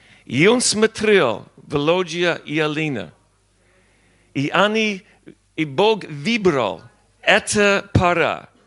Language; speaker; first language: Russian; non-native, learner; English